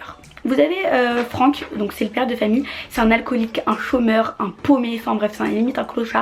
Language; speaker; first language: French; native; French